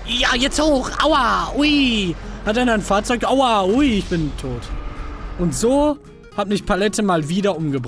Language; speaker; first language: German; native; German